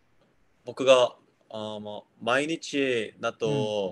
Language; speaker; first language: Japanese; non-native, learner; Korean